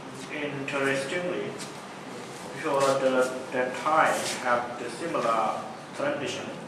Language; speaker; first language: English; non-native, learner; Thai